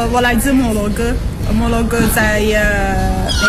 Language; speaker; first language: Chinese; non-native, learner; Arabic